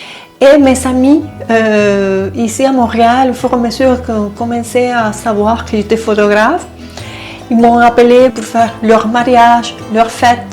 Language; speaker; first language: French; non-native, fluent; Spanish